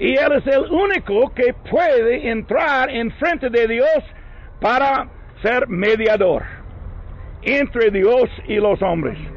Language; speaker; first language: Spanish; non-native, learner; English